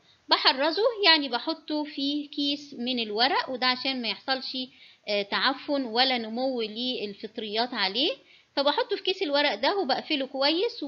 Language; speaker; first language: Arabic; native; Arabic